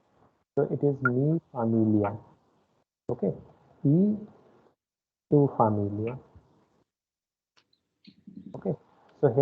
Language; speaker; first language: Spanish; non-native, fluent; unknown